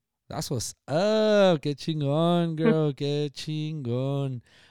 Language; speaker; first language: English; early bilingual, other home language; Spanish